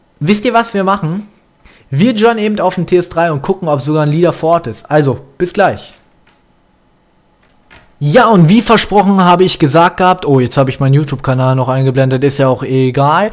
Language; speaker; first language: German; native; German